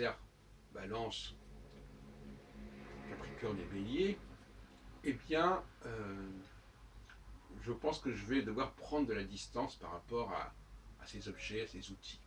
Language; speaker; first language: French; native; French